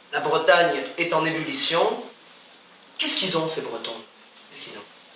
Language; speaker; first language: French; native; French